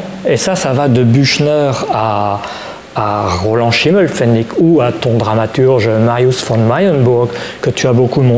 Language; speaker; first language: French; native; French